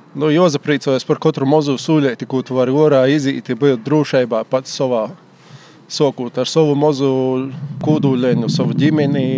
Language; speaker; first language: Latvian; native; Latvian